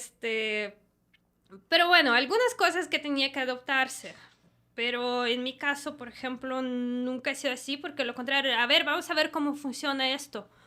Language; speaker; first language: Spanish; non-native, fluent; Russian